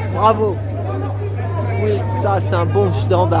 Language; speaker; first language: French; native; French